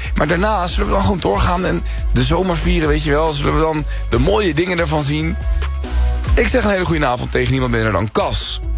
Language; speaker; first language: Dutch; early bilingual, other home language; Spanish